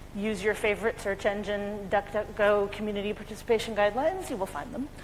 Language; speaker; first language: English; native; English